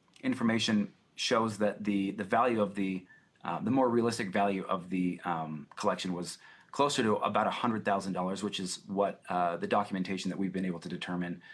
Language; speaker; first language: English; native; English